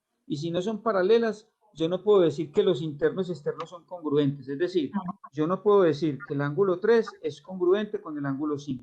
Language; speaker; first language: Spanish; native; Spanish